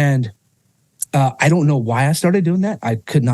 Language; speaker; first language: English; native; English